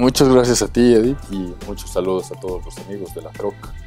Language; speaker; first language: Spanish; native; Spanish